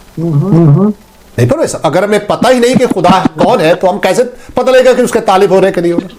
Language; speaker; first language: Hindi; native; Hindi